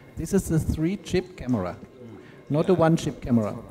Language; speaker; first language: English; non-native, fluent; German